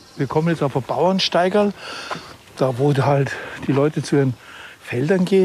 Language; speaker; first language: German; native; German